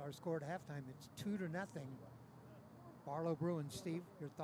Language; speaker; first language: English; native; English